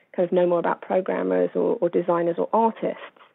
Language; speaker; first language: English; native; English